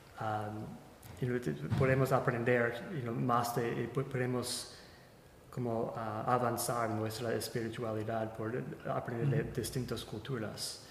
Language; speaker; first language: Spanish; non-native, fluent; English